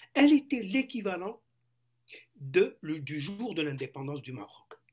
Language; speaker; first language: French; non-native, local second language; Arabic